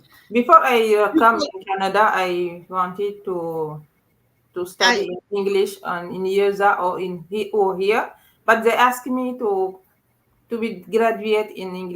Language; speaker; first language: English; non-native, learner; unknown